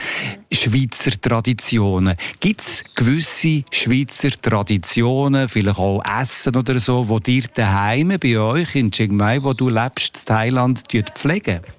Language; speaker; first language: German; native; German